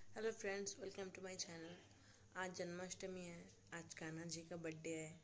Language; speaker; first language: Hindi; non-native, local second language; Bangla